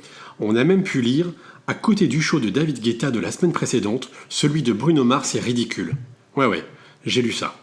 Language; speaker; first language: French; native; French